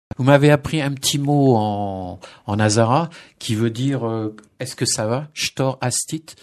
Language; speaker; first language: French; native; French